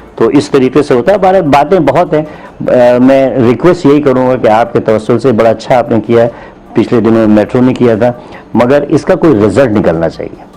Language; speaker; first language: Urdu; native; Urdu